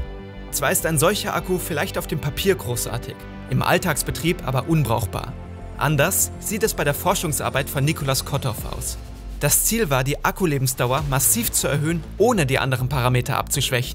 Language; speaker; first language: German; native; German